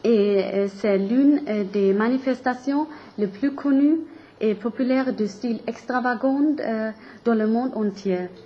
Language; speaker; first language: French; non-native, learner; German